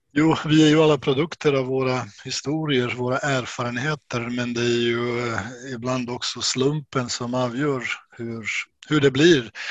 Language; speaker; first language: Swedish; non-native, fluent; Bosnian